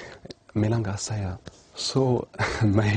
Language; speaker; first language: Icelandic; non-native, learner; English